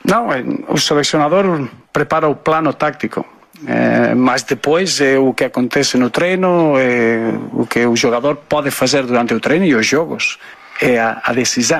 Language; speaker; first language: Portuguese; non-native, fluent; Spanish